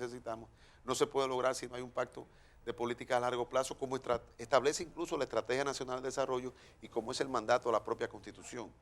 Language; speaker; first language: Spanish; native; Spanish